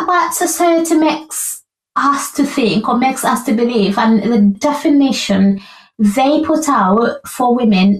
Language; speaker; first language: English; non-native, local second language; Ganda